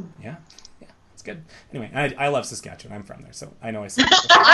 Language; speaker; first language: English; native; English